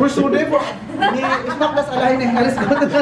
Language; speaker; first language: German; non-native, learner; Filipino